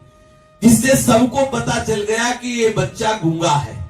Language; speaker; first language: Hindi; native; Hindi